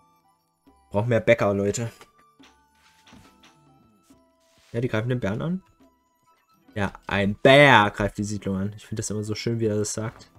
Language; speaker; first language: German; native; German